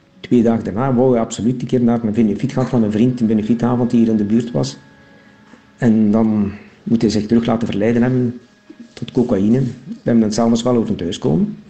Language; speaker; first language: Dutch; native; Dutch